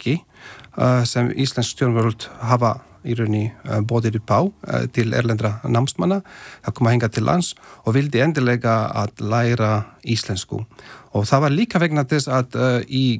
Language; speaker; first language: Icelandic; non-native, fluent; Slovak